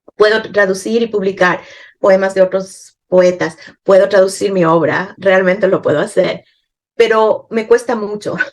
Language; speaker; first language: Spanish; native; Spanish